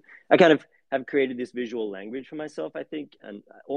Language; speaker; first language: English; native; English